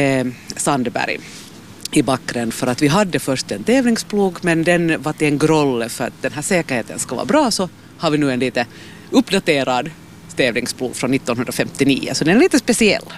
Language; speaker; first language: Swedish; native; Swedish